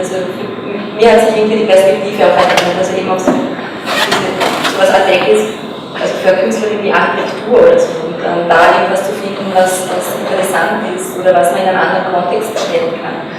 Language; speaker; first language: German; native; German